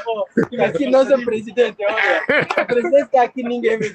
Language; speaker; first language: Portuguese; non-native, learner; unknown